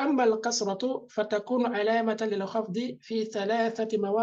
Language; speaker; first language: Arabic; non-native, fluent; Indonesian